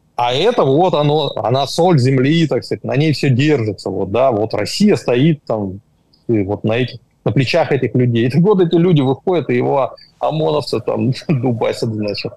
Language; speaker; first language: Russian; native; Russian